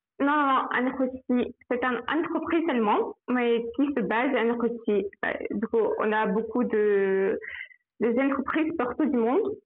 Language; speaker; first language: French; non-native, fluent; Russian